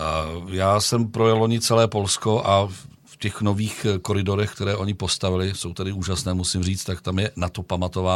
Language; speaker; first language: Czech; native; Czech